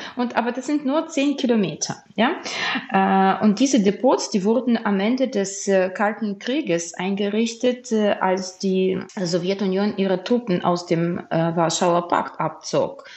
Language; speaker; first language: German; non-native, fluent; Ukrainian